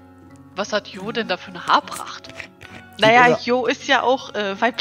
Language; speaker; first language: German; native; German